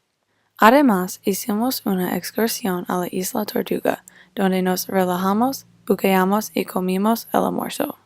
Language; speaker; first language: Spanish; non-native, fluent; English